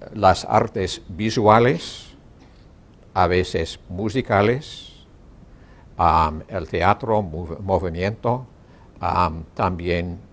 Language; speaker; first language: Spanish; non-native, learner; English